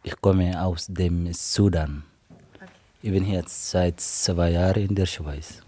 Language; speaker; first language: German; non-native, learner; Arabic